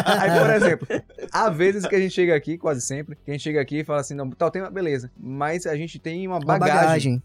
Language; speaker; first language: Portuguese; native; Portuguese